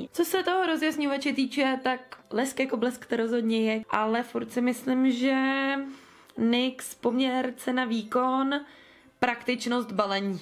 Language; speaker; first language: Czech; native; Czech